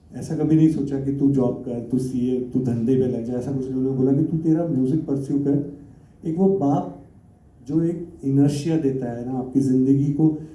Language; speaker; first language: Hindi; non-native, local second language; Gujarati